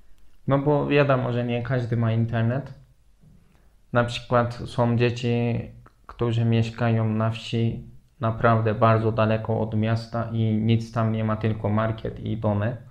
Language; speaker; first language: Polish; non-native, fluent; Turkish